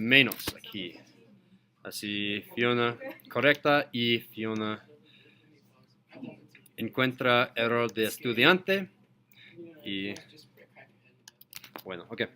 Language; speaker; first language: Spanish; non-native, learner; English